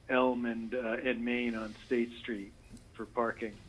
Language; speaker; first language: English; native; English